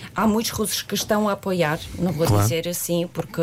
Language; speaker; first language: Portuguese; non-native, fluent; Russian